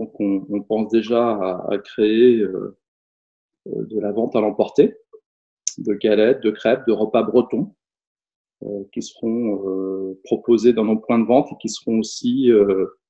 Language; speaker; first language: French; native; French